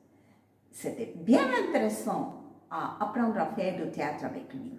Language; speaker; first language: French; non-native, fluent; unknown